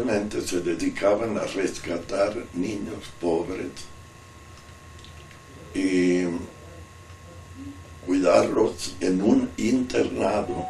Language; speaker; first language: Spanish; non-native, fluent; Italian